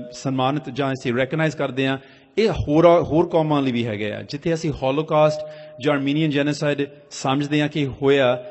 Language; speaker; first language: Punjabi; early bilingual, heritage; Punjabi